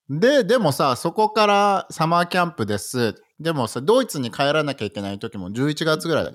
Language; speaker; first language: Japanese; native; Japanese